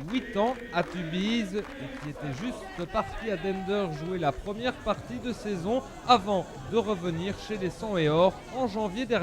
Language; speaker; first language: French; native; French